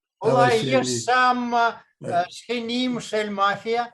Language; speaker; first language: Hebrew; non-native, learner; Russian